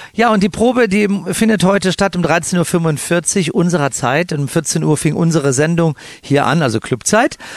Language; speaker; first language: German; native; German